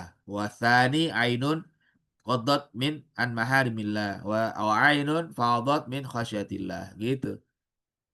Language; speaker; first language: Arabic; non-native, fluent; Indonesian